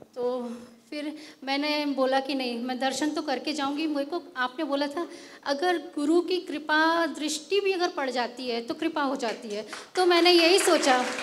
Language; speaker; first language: Hindi; non-native, local second language; Marathi